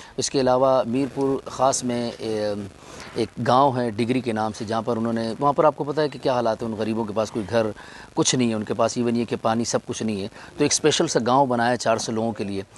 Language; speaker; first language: Urdu; non-native, local second language; Pashto